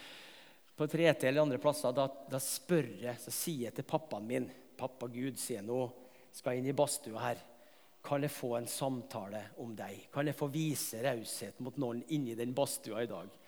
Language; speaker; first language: Norwegian; native; Norwegian